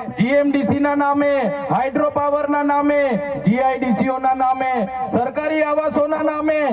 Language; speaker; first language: Gujarati; non-native, local second language; Vasavi